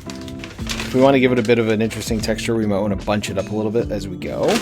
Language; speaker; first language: English; native; English